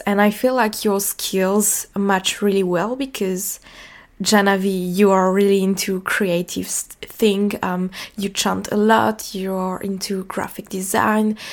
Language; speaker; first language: English; non-native, fluent; French